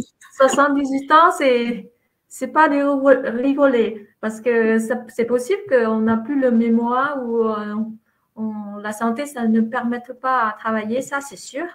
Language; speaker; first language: French; non-native, fluent; Vietnamese